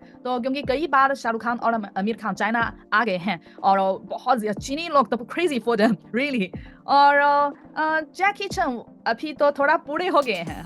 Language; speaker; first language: Hindi; non-native, fluent; Chinese